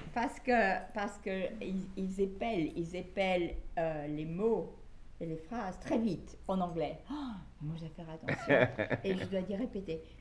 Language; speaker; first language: French; native; French